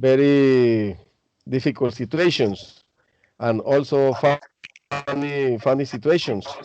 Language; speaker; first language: English; non-native, learner; Spanish